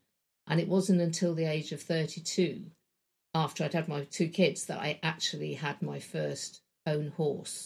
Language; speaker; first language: English; native; English